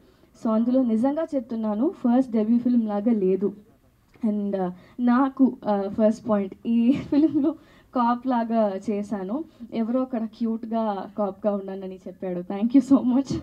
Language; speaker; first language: Telugu; non-native, learner; Tamil